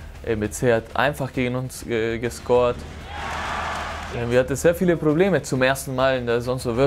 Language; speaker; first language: German; non-native, fluent; Spanish